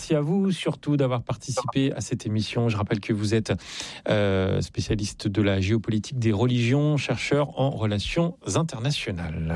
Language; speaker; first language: French; native; French